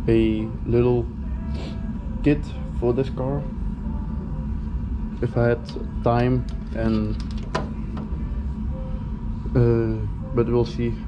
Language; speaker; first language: English; non-native, fluent; Dutch